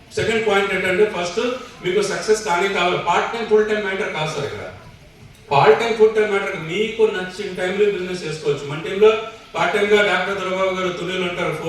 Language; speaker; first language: Telugu; non-native, fluent; Hindi